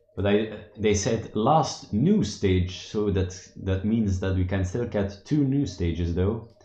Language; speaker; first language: English; non-native, fluent; Dutch